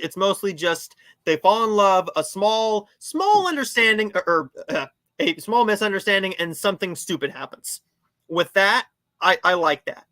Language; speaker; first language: English; native; English